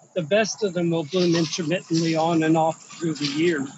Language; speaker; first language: English; native; English